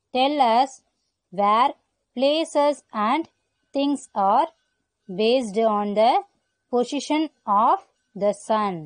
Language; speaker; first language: English; non-native, local second language; Tamil